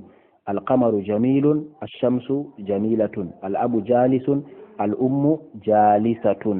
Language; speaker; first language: Arabic; non-native, fluent; Fula